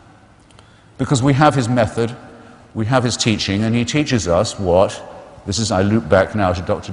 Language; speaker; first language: English; native; English